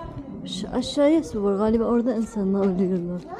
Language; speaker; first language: Turkish; non-native, learner; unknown